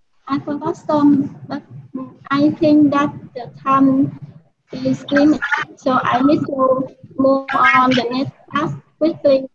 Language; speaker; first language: English; non-native, learner; Vietnamese